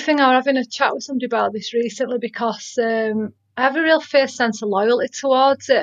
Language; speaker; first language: English; native; English